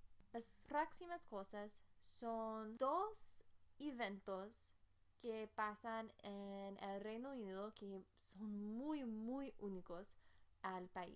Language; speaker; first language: Spanish; non-native, fluent; English